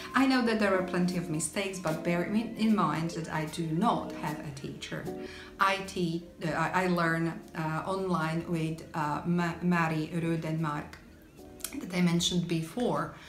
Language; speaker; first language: English; non-native, fluent; Slovak